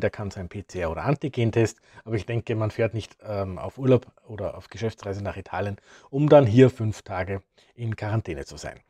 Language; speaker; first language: German; native; German